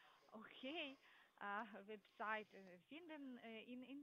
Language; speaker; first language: German; non-native, learner; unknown